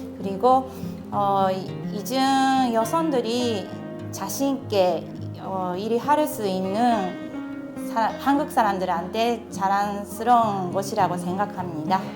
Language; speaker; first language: Korean; non-native, fluent; Japanese